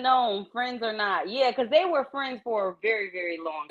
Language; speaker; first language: English; native; English